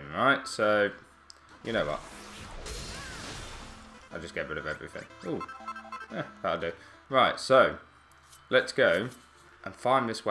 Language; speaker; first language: English; native; English